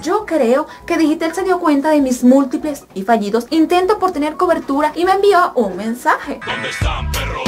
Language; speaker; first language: Spanish; native; Spanish